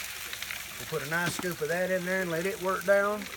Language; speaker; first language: English; native; English